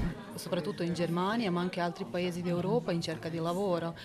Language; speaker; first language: Italian; non-native, fluent; Bosnian